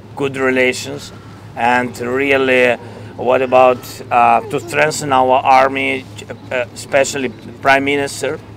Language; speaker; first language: English; non-native, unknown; Russian